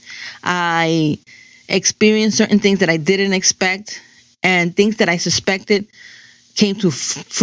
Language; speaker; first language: English; early bilingual, other home language; Spanish